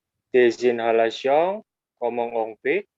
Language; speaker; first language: French; non-native, learner; Indonesian